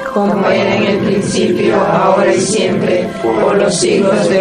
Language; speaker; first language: Spanish; native; Spanish